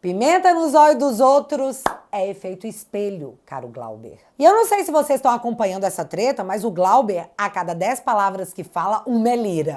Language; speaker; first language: Portuguese; native; Portuguese